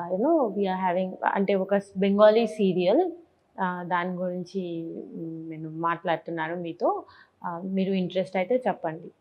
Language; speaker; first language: Telugu; non-native, learner; Bangla